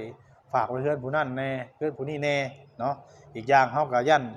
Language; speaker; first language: Thai; non-native, local second language; Lao